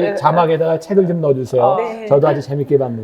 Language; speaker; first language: Korean; native; Korean